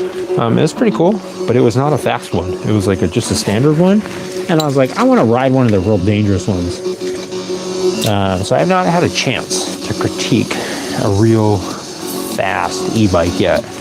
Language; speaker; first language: English; native; English